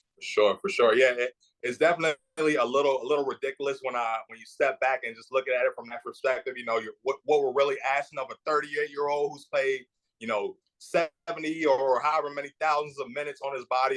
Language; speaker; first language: English; native; English